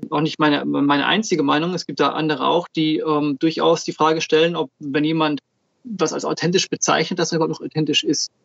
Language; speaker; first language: German; native; German